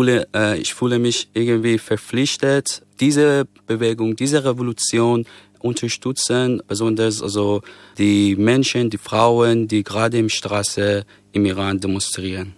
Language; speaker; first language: German; non-native, fluent; Persian